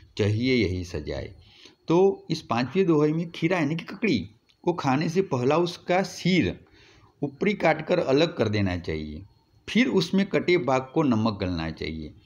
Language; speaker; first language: Hindi; non-native, local second language; Gujarati